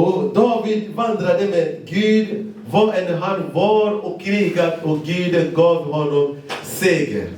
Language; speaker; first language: Swedish; non-native, fluent; Lingala